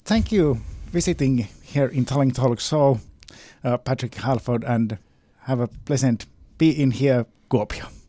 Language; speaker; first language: English; non-native, learner; Finnish